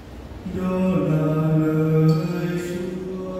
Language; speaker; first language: Vietnamese; native; Vietnamese